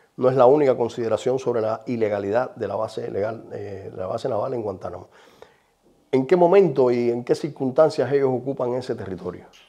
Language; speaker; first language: Spanish; native; Spanish